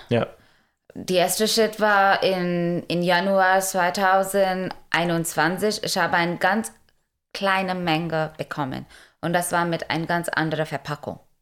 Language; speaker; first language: German; non-native, learner; Hindi